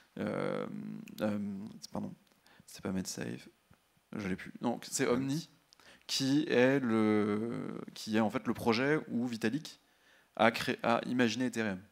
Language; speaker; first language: French; native; French